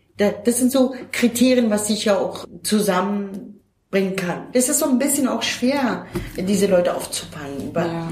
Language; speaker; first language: German; non-native, fluent; Turkish